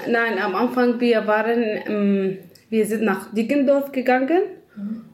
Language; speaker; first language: German; non-native, learner; Arabic